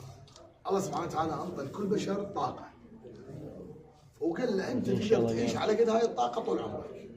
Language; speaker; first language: Arabic; native; Arabic